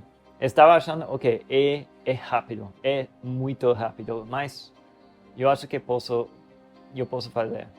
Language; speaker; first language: Portuguese; non-native, learner; English